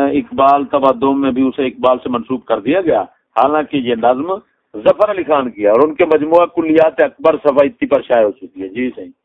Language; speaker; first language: Urdu; non-native, local second language; Punjabi